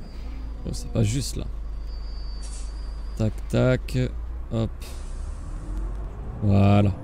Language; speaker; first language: French; native; French